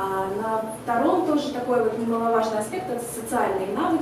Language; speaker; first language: Russian; native; Russian